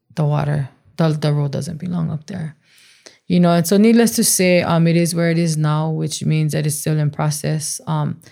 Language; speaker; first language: English; native; English